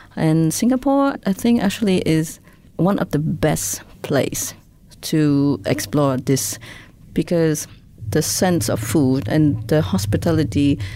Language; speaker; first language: English; non-native, fluent; Vietnamese